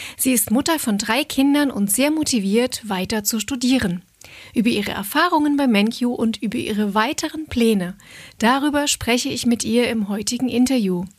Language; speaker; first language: German; native; German